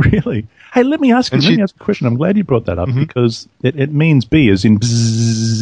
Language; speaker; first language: English; native; English